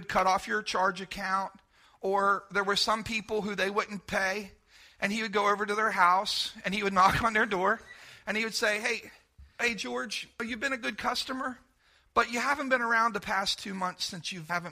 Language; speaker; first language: English; native; English